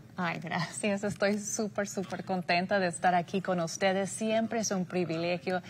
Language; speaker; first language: Spanish; non-native, fluent; English